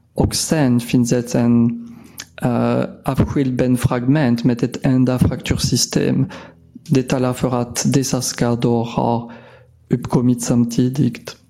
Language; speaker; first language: Swedish; non-native, fluent; French